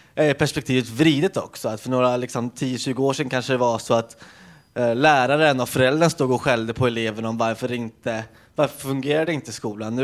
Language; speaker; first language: Swedish; native; Swedish